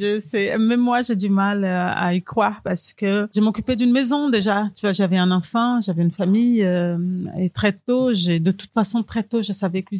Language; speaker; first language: French; non-native, fluent; Portuguese